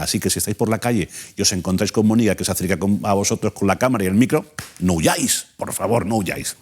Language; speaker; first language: Spanish; native; Spanish